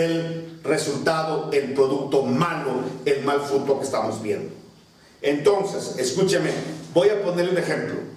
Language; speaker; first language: Spanish; native; Spanish